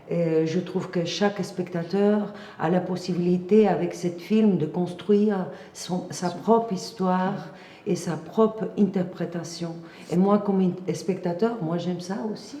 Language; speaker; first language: French; non-native, fluent; Spanish